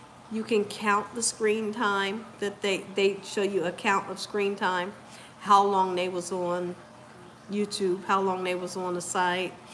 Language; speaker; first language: English; native; English